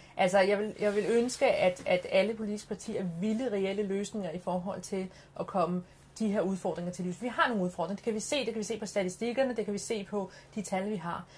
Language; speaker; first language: Danish; early bilingual, other home language; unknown